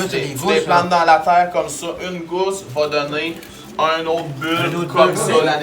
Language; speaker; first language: French; native; French